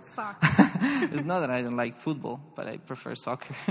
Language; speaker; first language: English; non-native, fluent; Spanish